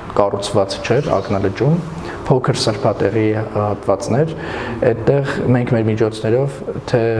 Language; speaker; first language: Armenian; non-native, local second language; Kurdish